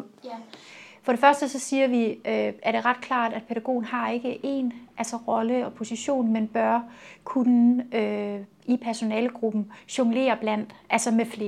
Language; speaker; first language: Danish; native; Danish